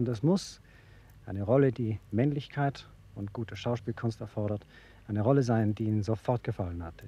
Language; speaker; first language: German; native; German